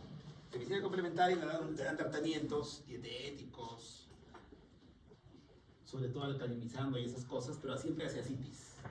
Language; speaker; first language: Spanish; native; Spanish